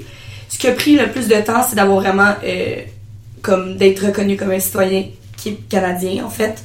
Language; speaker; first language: French; native; French